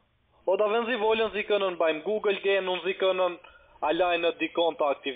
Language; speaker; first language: German; non-native, learner; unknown